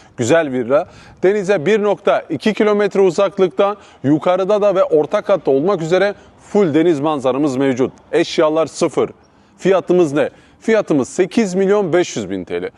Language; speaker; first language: Turkish; native; Turkish